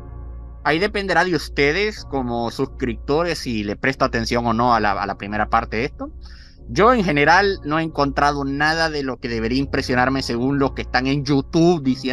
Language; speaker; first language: Spanish; native; Spanish